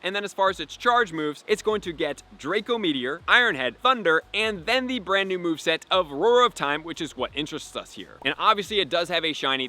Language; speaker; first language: English; native; English